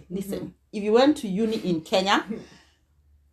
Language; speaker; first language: English; non-native, local second language; Kikuyu